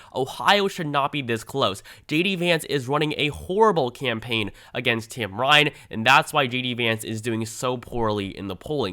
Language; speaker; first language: English; native; English